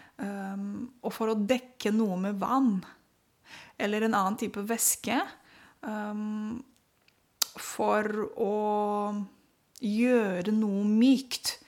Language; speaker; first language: Norwegian; non-native, fluent; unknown